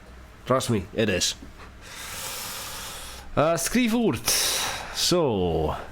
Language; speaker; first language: Swedish; non-native, learner; English